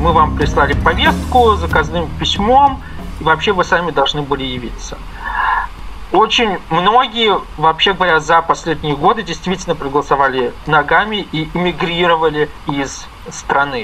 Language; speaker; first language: Russian; native; Russian